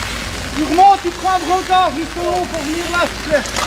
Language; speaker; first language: French; native; French